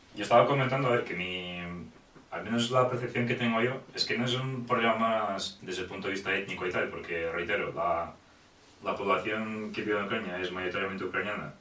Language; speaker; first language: Spanish; non-native, fluent; Ukrainian